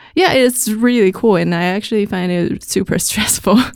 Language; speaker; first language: English; non-native, fluent; Chinese